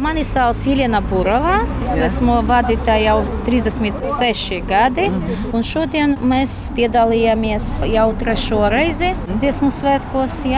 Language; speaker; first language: Latvian; non-native, local second language; Russian